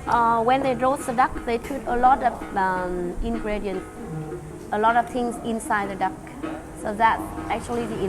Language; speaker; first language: English; non-native, fluent; Vietnamese